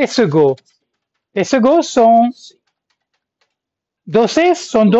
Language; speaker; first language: Portuguese; non-native, learner; English